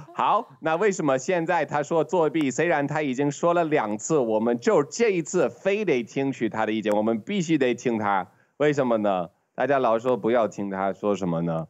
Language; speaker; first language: Chinese; non-native, fluent; English